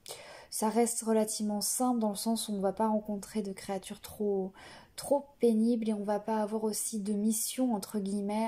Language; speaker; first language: French; native; French